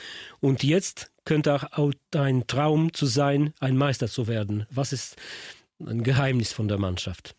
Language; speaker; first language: German; non-native, learner; Polish